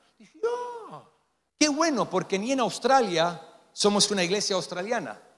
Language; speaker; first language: Spanish; non-native, fluent; English